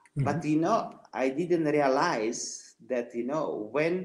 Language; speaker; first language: English; non-native, fluent; Russian